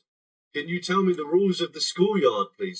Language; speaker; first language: English; native; English